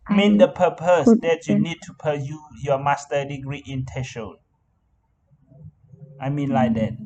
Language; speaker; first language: English; non-native, learner; Khmer